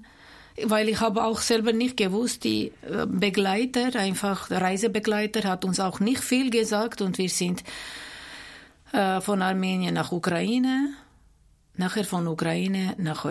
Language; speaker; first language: German; non-native, fluent; Armenian